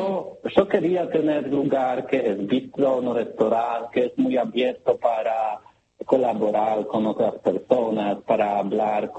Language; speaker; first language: Spanish; non-native, learner; Polish